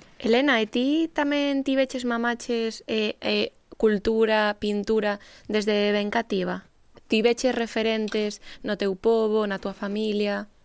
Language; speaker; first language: Galician; native; Galician